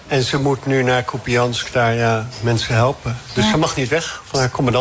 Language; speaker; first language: Dutch; non-native, fluent; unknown